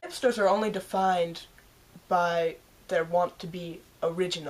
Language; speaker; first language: English; native; English